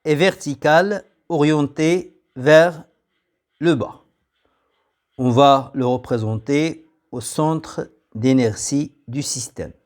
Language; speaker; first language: French; non-native, local second language; Arabic